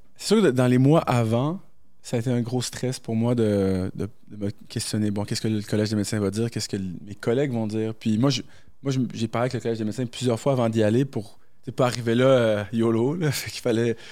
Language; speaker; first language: French; early bilingual, other home language; Arabic